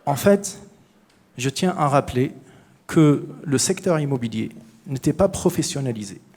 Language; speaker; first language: French; non-native, local second language; Arabic